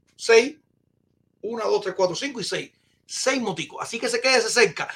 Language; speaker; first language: Spanish; native; Spanish